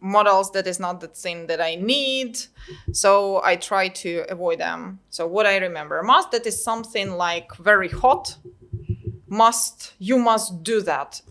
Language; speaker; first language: English; non-native, fluent; Ukrainian